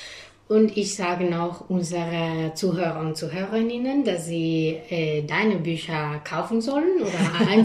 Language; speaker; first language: German; non-native, fluent; Spanish